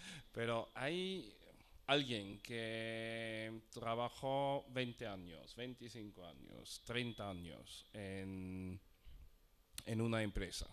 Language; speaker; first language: Spanish; non-native, fluent; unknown